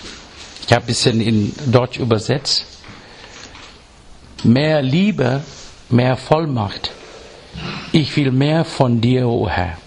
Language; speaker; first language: German; non-native, fluent; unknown